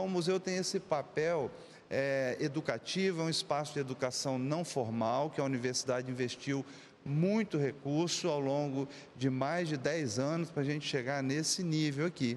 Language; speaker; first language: Portuguese; native; Portuguese